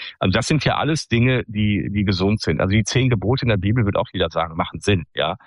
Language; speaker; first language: German; native; German